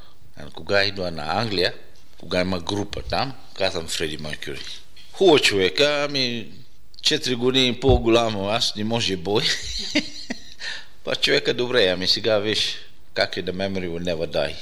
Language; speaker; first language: Bulgarian; non-native, learner; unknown